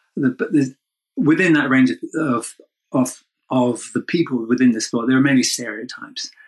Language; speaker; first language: English; native; English